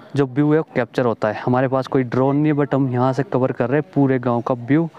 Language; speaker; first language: Hindi; native; Hindi